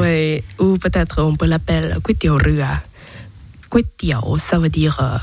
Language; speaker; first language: French; non-native, learner; Thai